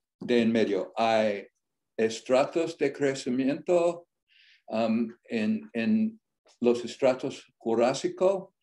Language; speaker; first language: Spanish; non-native, learner; English